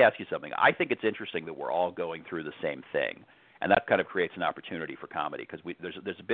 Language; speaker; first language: English; native; English